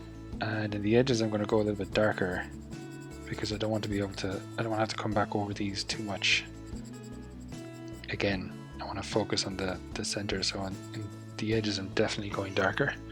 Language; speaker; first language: English; native; English